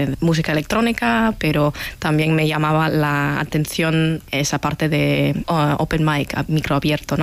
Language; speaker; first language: Spanish; non-native, fluent; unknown